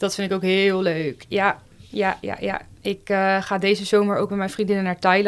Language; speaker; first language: Dutch; native; Dutch